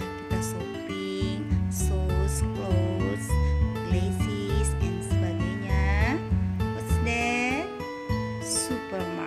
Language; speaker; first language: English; non-native, learner; Indonesian